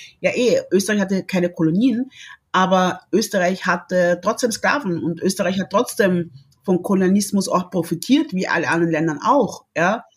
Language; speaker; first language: German; early bilingual, other home language; Lingala